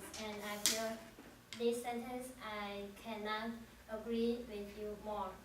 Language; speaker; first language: English; non-native, learner; Chinese